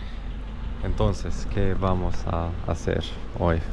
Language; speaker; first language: Spanish; non-native, learner; Romanian